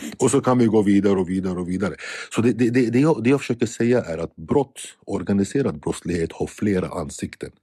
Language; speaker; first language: Swedish; early bilingual, other home language; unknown